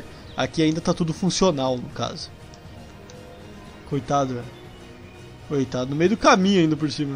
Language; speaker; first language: Portuguese; native; Portuguese